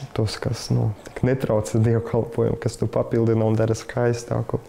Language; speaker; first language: Latvian; non-native, fluent; Russian